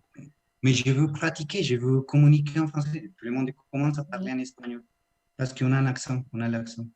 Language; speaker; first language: French; non-native, learner; Spanish